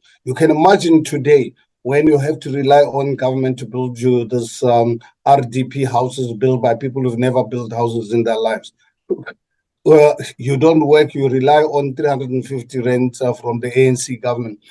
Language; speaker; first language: English; non-native, local second language; Northern Sotho